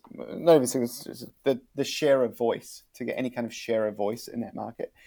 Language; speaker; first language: English; native; English